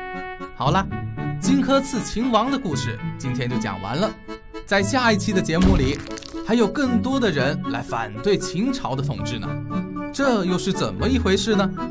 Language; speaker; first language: Chinese; native; Chinese